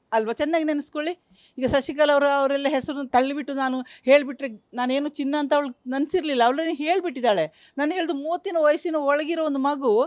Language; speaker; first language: Kannada; non-native, local second language; Kodava